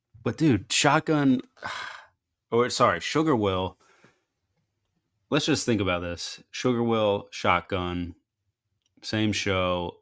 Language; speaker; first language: English; native; English